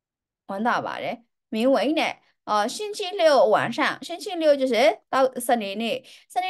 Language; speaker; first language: Chinese; native; Chinese